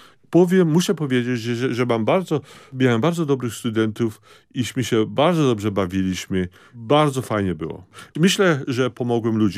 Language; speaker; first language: Polish; early bilingual, heritage; Polish